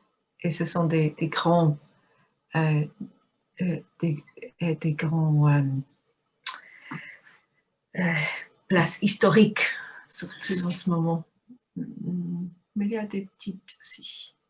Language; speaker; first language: French; non-native, fluent; English